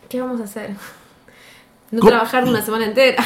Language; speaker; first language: Spanish; native; Spanish